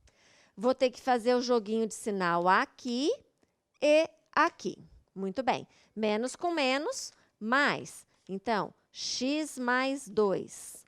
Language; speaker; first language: Portuguese; native; Portuguese